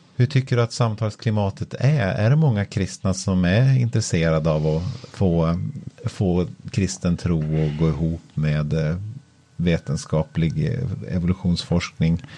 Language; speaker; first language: Swedish; native; Swedish